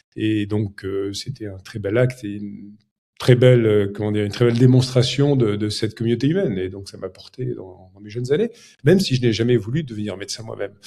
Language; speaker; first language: French; native; French